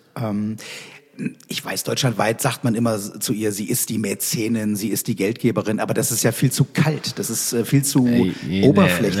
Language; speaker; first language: German; native; German